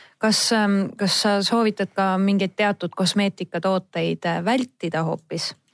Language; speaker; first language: Estonian; native; Estonian